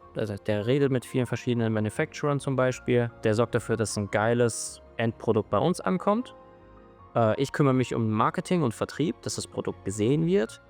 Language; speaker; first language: German; native; German